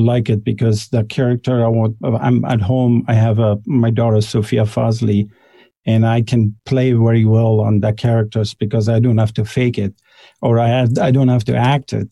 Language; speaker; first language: English; non-native, fluent; Persian